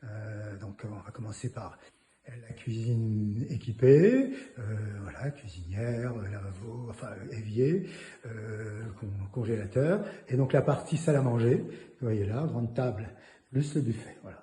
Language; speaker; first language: French; native; French